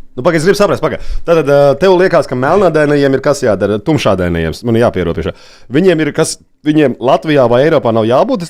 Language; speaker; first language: Latvian; native; Latvian